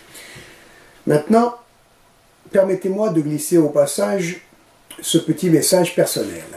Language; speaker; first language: French; native; French